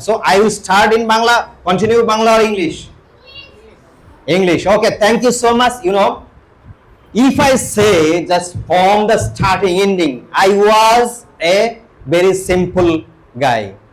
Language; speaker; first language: English; non-native, local second language; Bangla